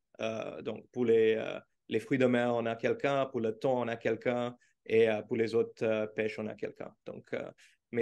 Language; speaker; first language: French; non-native, fluent; Portuguese